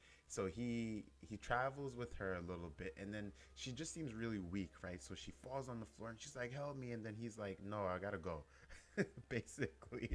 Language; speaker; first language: English; native; English